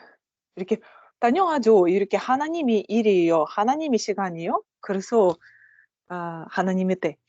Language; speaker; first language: Korean; non-native, learner; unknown